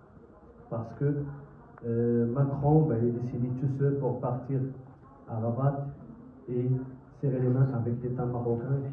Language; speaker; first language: French; non-native, learner; Arabic